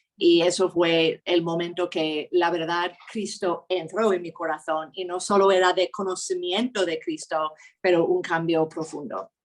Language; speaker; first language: Spanish; non-native, fluent; English